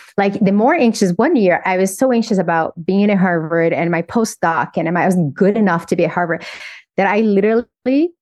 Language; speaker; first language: English; non-native, fluent; Portuguese